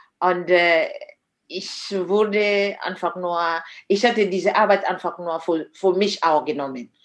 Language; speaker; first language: German; non-native, fluent; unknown